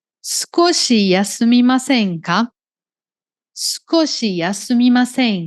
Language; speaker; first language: Japanese; non-native, fluent; Portuguese